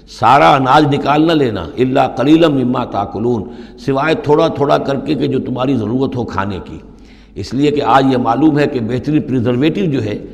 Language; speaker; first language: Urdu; non-native, local second language; Punjabi